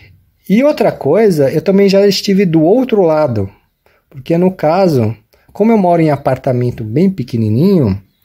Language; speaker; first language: Portuguese; native; Portuguese